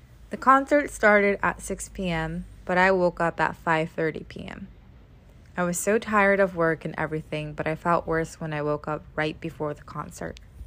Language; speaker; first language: English; native; English